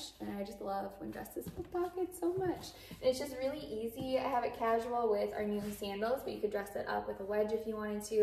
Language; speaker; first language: English; native; English